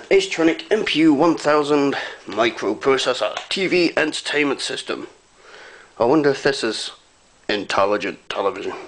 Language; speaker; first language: English; native; English